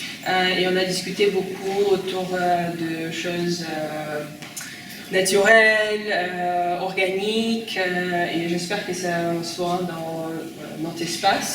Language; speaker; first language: French; non-native, learner; Russian